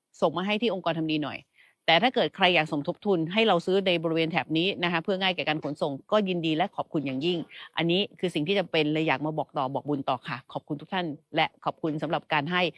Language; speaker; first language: Thai; native; Thai